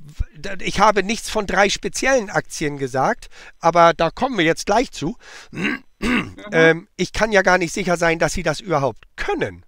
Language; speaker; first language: German; native; German